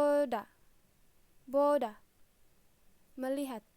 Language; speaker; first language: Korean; non-native, fluent; Indonesian